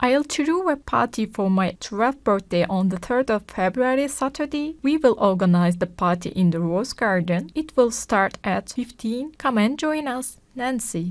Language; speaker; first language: English; non-native, fluent; Turkish